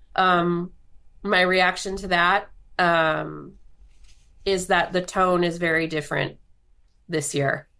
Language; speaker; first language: English; native; English